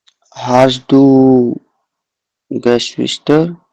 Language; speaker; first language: German; non-native, learner; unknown